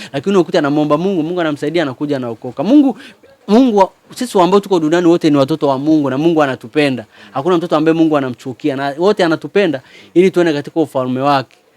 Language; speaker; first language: Swahili; native; Swahili